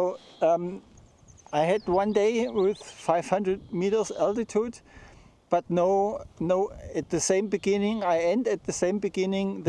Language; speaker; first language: English; non-native, fluent; German